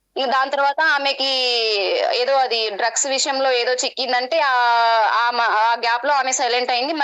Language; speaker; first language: Telugu; non-native, local second language; Lambadi